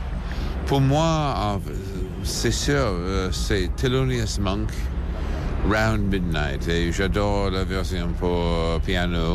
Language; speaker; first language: French; non-native, fluent; English